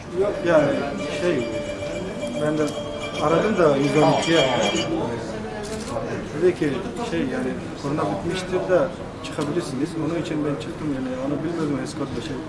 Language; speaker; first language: Turkish; non-native, learner; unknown